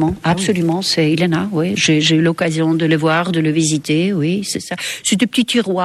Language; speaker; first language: French; non-native, fluent; Estonian